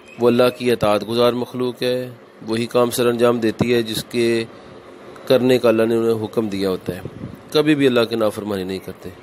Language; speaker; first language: Urdu; non-native, local second language; Punjabi